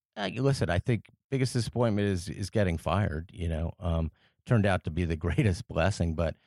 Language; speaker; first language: English; early bilingual, other home language; French